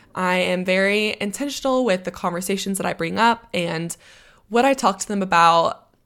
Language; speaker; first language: English; native; English